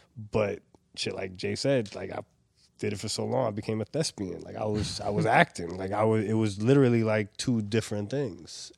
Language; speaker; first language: English; native; English